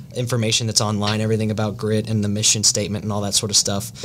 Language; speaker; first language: English; native; English